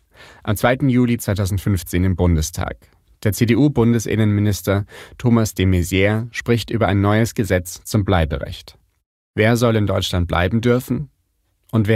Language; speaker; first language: German; native; German